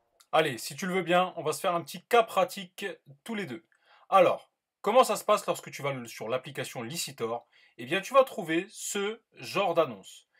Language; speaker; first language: French; native; French